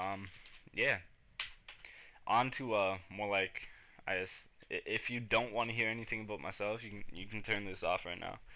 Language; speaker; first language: English; native; English